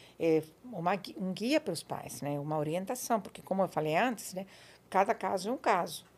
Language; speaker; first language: Portuguese; non-native, fluent; Spanish